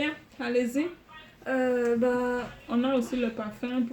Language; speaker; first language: French; non-native, learner; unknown